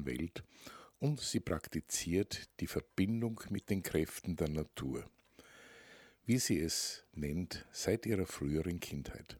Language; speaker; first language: German; native; German